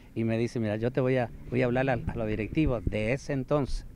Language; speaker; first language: Spanish; native; Spanish